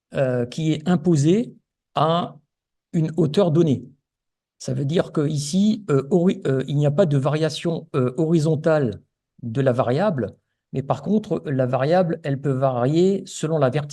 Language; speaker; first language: French; native; French